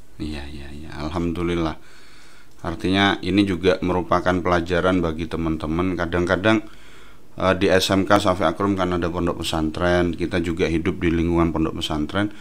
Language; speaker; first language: Indonesian; non-native, local second language; Javanese